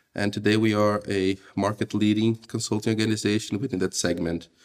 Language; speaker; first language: English; non-native, fluent; Portuguese